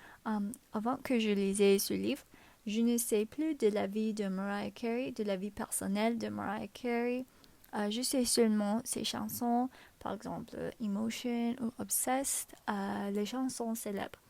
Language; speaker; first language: French; non-native, learner; English